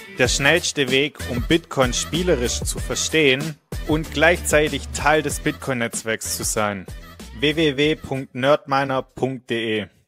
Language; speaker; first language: German; native; German